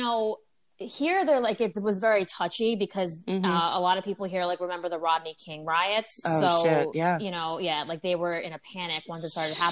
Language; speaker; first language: English; native; English